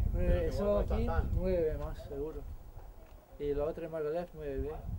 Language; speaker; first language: Spanish; non-native, fluent; English